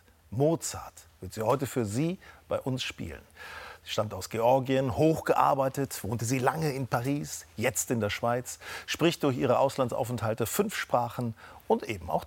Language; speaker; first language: German; native; German